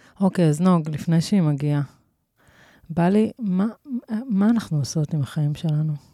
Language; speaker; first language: Hebrew; native; Hebrew